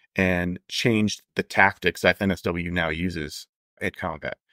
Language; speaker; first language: English; native; English